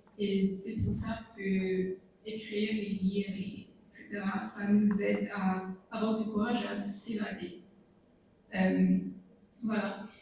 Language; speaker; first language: French; non-native, local second language; Morisyen